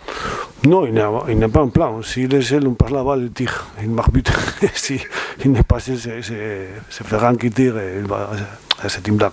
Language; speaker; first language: French; non-native, fluent; Spanish